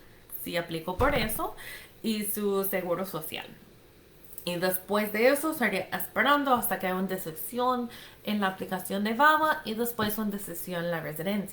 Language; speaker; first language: Spanish; non-native, fluent; English